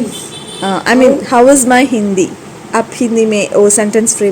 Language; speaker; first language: Hindi; non-native, local second language; Tulu